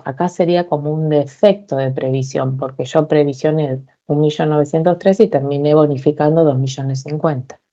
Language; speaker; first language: Spanish; native; Spanish